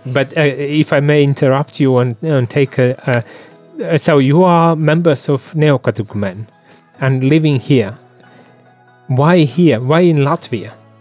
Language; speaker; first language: English; non-native, fluent; Latvian